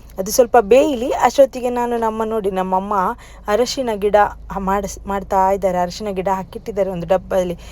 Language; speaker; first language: Kannada; non-native, local second language; Tulu